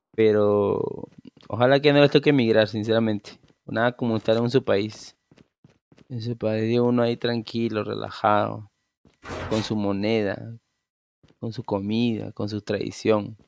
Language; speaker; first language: Spanish; native; Spanish